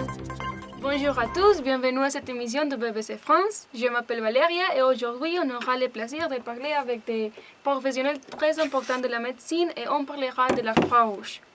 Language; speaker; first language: French; non-native, learner; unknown